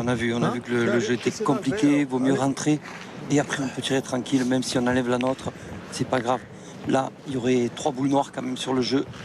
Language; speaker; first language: French; native; French